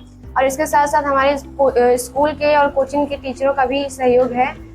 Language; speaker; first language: Hindi; native; Hindi